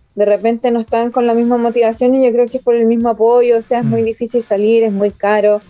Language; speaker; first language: Spanish; native; Spanish